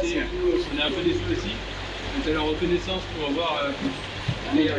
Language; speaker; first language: French; native; French